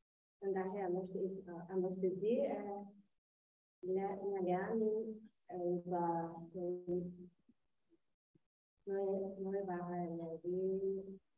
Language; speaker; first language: German; non-native, learner; Japanese